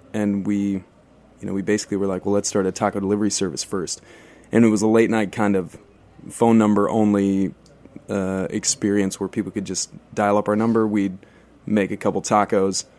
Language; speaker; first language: English; native; English